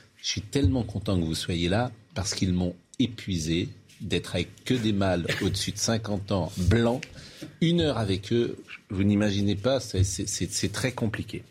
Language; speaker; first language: French; native; French